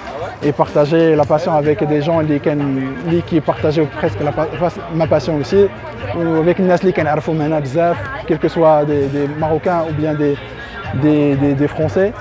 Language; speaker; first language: French; non-native, local second language; Arabic